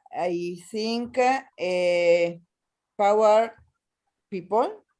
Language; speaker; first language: English; non-native, learner; Italian